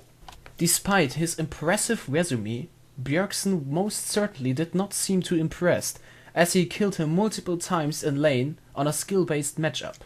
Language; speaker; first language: English; non-native, fluent; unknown